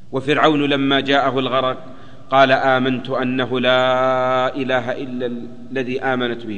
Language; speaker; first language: Arabic; native; Arabic